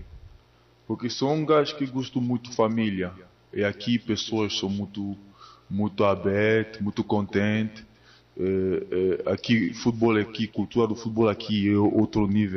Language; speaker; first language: Portuguese; non-native, learner; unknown